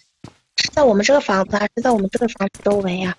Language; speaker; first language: Chinese; native; Chinese